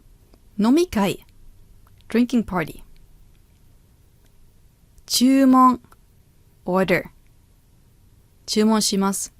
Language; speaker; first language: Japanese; non-native, fluent; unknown